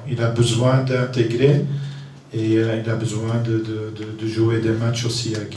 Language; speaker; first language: French; non-native, learner; Dutch